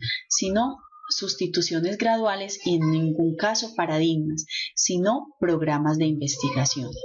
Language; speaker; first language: Spanish; native; Spanish